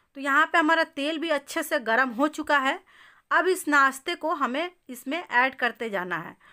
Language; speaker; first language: Hindi; native; Hindi